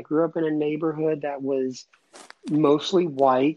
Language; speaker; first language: English; native; English